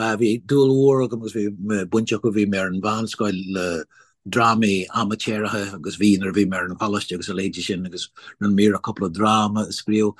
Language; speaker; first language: Irish; non-native, local second language; English